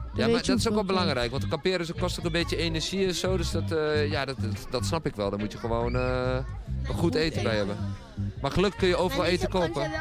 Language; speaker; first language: Dutch; native; Dutch